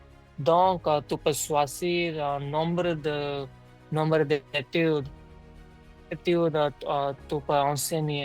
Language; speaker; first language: French; non-native, learner; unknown